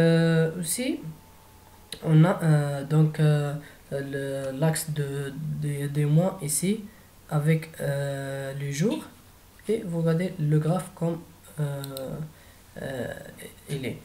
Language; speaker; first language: French; non-native, fluent; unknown